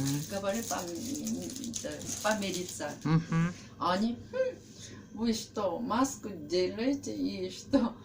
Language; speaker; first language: Russian; non-native, learner; Korean